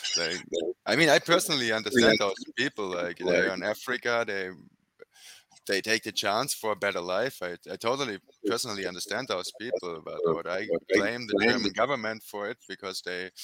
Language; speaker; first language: English; non-native, fluent; German